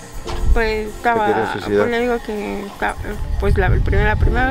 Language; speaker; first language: Spanish; native; Spanish